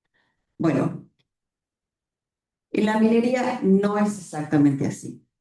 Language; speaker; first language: Spanish; native; Spanish